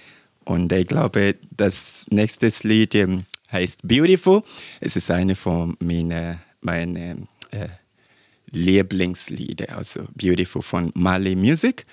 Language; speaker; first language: German; non-native, learner; English